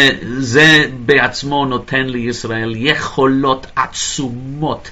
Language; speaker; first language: Hebrew; non-native, fluent; English